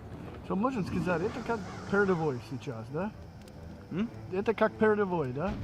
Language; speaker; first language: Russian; non-native, learner; English